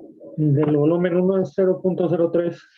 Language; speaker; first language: Spanish; native; Spanish